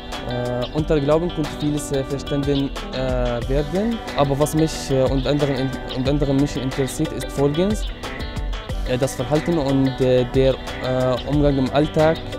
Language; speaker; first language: German; non-native, learner; Arabic